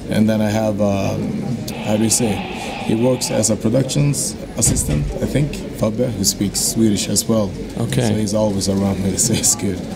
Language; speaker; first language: English; non-native, fluent; Swedish